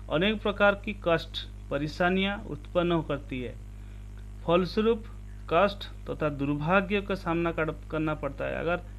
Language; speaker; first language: Hindi; non-native, local second language; Odia